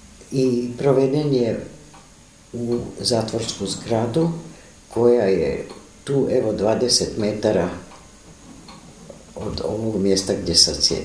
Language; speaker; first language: Serbian; native; Serbian